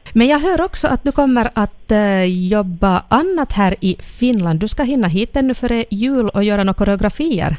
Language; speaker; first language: Swedish; native; Swedish